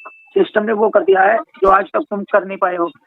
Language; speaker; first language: Hindi; native; Hindi